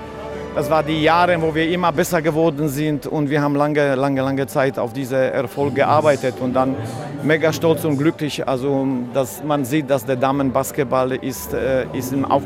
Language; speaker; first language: German; non-native, fluent; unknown